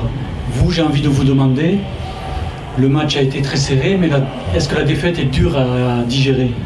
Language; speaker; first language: French; native; French